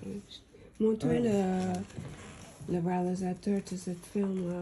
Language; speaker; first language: French; non-native, fluent; English